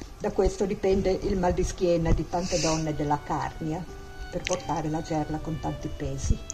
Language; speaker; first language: Italian; non-native, local second language; Friulian